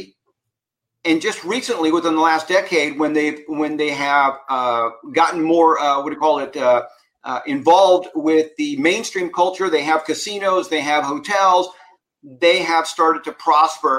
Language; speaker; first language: English; native; English